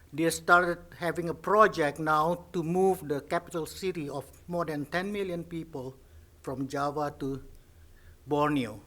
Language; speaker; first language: English; non-native, fluent; Indonesian